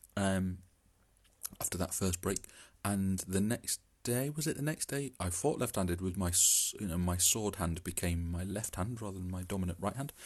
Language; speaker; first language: English; native; English